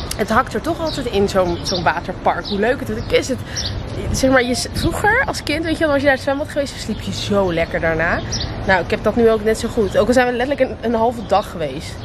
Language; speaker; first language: Dutch; early bilingual, other home language; Russian